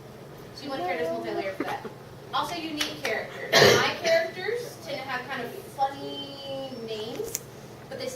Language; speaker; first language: English; native; English